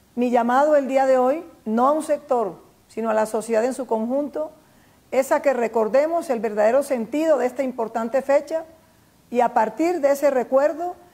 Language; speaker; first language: Spanish; native; Spanish